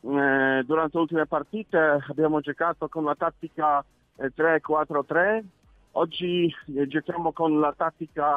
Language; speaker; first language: Italian; non-native, learner; Polish